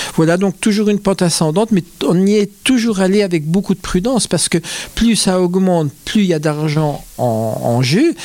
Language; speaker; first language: French; native; French